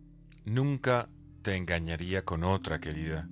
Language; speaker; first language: Spanish; native; Spanish